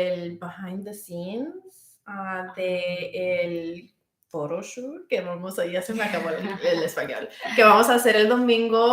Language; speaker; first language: Spanish; early bilingual, heritage; Spanish